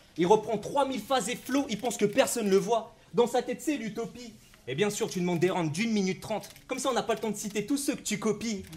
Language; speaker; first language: French; native; French